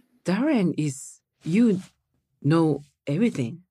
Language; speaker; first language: English; non-native, learner; Japanese